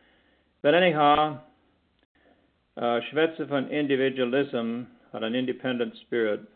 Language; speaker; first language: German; early bilingual, heritage; Pennsylvania German